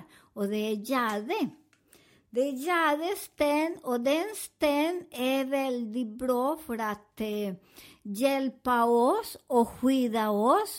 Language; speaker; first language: Swedish; non-native, learner; Spanish